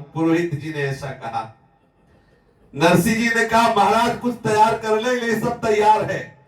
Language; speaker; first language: Hindi; native; Hindi